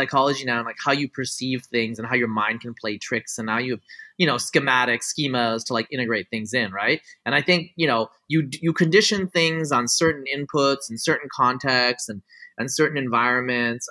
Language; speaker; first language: English; early bilingual, other home language; Bangla